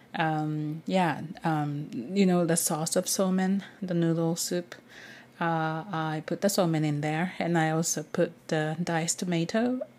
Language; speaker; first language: English; non-native, fluent; Japanese